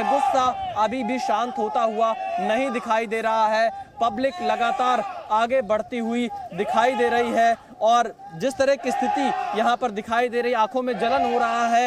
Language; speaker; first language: Hindi; native; Hindi